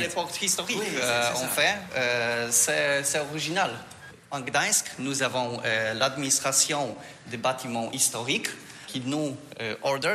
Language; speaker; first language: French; non-native, learner; Polish